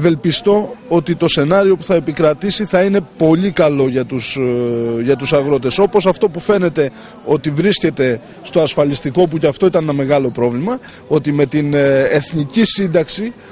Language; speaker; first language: Greek; native; Greek